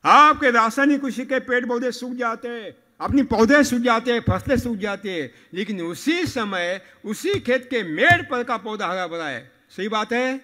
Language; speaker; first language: Hindi; non-native, local second language; Marathi